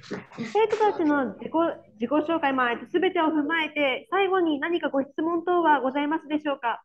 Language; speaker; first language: Japanese; native; Japanese